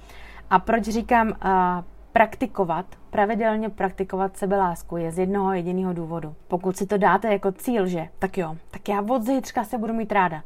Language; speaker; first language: Czech; native; Czech